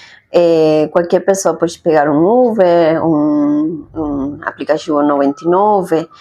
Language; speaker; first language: Portuguese; non-native, fluent; Spanish